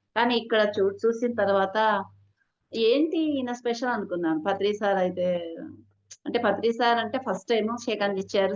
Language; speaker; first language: Telugu; non-native, local second language; Hindi